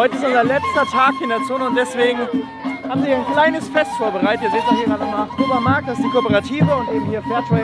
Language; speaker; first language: German; native; German